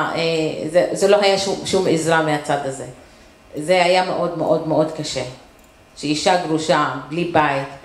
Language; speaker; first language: Hebrew; non-native, local second language; Arabic